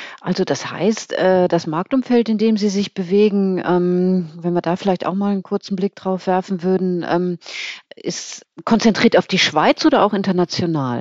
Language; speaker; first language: German; native; German